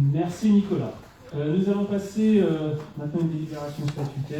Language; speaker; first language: French; native; French